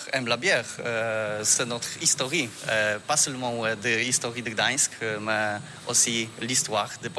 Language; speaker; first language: French; non-native, learner; Polish